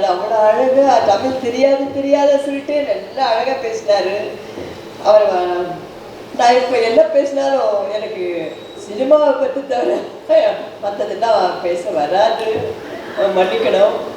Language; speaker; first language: Tamil; non-native, local second language; Telugu